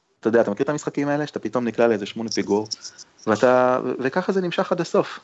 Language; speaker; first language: Hebrew; native; Hebrew